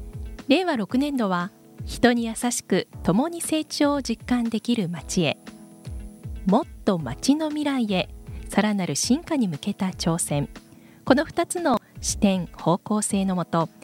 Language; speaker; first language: Japanese; native; Japanese